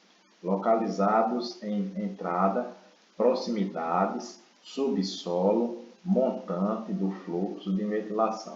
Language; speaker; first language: Portuguese; native; Portuguese